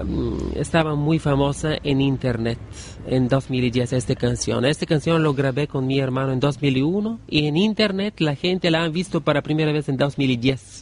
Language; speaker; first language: Spanish; non-native, learner; Bulgarian